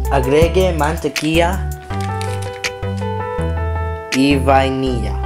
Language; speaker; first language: Spanish; non-native, learner; English